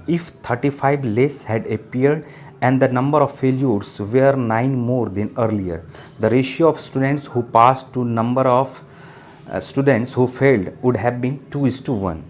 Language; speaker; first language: English; non-native, local second language; Hindi